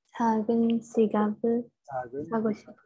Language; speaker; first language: Korean; non-native, learner; Malay